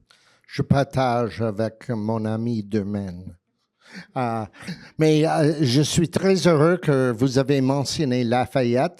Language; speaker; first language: French; early bilingual, heritage; French